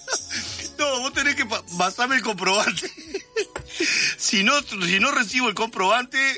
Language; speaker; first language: Spanish; native; Spanish